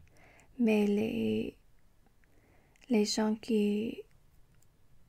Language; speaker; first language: French; non-native, learner; English